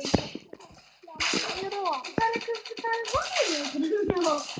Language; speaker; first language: Turkish; early bilingual, heritage; Turkish